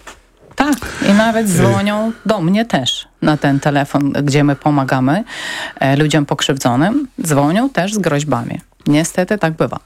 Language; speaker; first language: Polish; non-native, fluent; Ukrainian